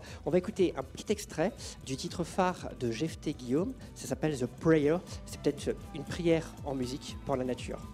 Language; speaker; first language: French; native; French